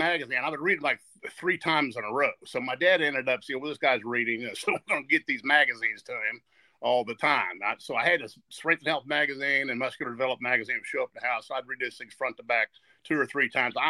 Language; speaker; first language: English; native; English